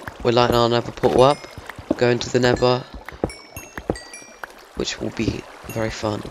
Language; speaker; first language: English; native; English